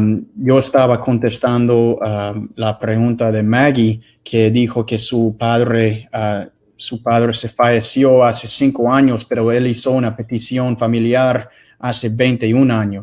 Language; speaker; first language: Spanish; non-native, fluent; English